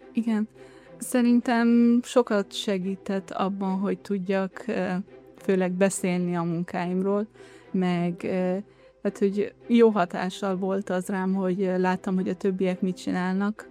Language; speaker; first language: Hungarian; early bilingual, heritage; Hungarian